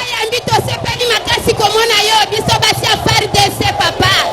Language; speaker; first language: Lingala; non-native, local second language; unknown